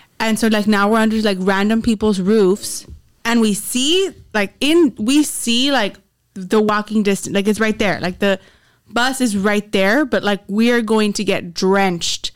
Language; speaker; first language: English; native; English